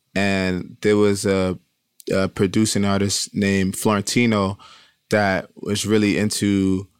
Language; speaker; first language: English; native; English